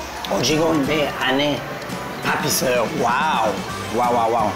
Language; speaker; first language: Korean; non-native, fluent; English